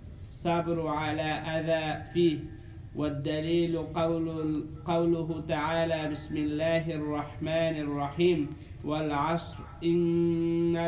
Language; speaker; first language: Arabic; non-native, learner; English